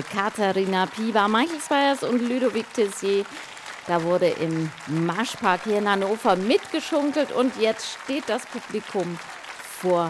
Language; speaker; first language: German; native; German